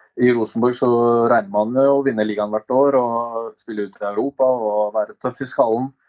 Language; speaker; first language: Norwegian; early bilingual, other home language; Albanian